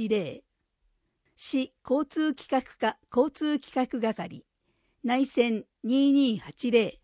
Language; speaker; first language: Japanese; native; Japanese